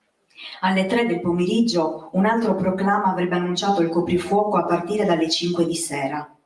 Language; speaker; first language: Italian; native; Italian